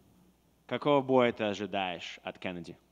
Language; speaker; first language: Russian; native; Russian